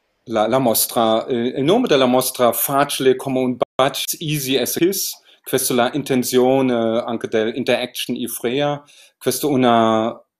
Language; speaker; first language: Italian; non-native, learner; German